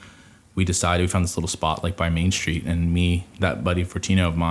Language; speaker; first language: English; native; English